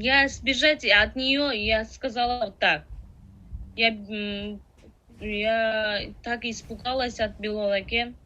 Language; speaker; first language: Russian; non-native, learner; Tajik